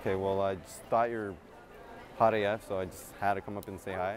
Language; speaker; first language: English; early bilingual, other home language; Spanish